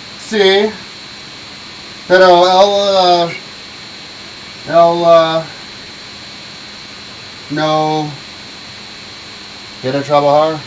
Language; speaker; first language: Spanish; non-native, learner; English